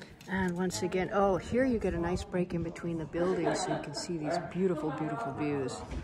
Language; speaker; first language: English; native; English